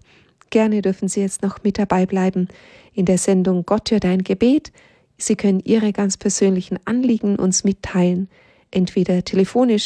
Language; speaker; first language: German; native; German